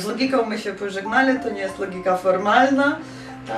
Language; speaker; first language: Polish; non-native, fluent; Ukrainian